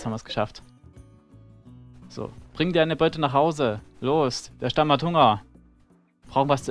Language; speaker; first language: German; native; German